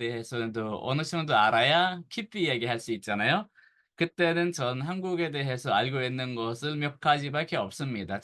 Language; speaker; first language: Korean; non-native, fluent; Arabic